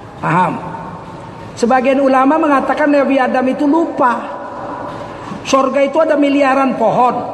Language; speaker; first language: Indonesian; native; Indonesian